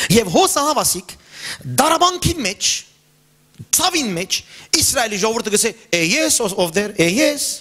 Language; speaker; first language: Armenian; early bilingual, heritage; Armenian